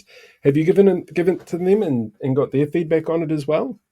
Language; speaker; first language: English; native; English